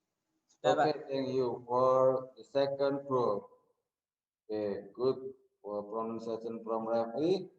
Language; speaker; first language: English; non-native, learner; Indonesian